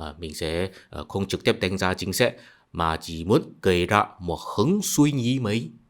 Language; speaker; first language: Vietnamese; non-native, fluent; Chinese